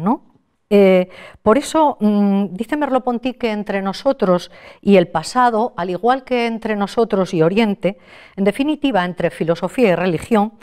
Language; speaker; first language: Spanish; native; Spanish